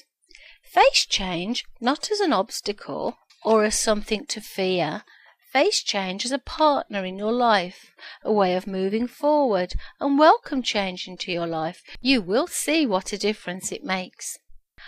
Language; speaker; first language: English; native; English